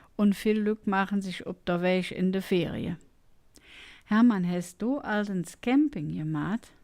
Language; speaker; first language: German; native; German